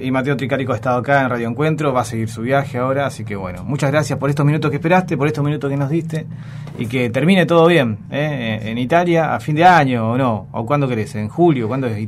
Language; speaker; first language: Spanish; native; Spanish